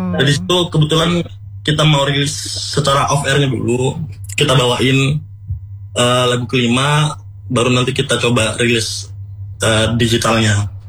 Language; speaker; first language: Indonesian; non-native, local second language; Madurese